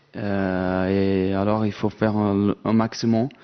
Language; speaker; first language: French; non-native, fluent; Portuguese